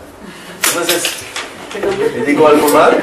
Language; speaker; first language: Spanish; non-native, learner; French